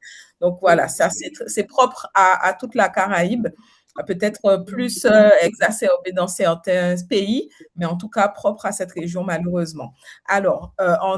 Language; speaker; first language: French; native; French